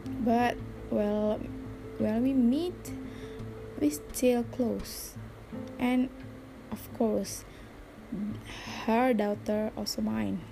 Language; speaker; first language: English; non-native, learner; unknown